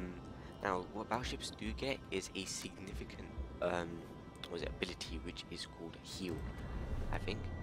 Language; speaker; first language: English; native; English